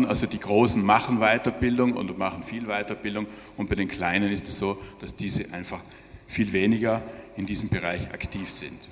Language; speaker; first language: German; native; German